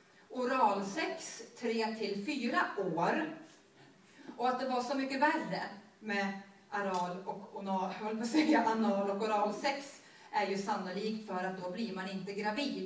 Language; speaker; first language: Swedish; native; Swedish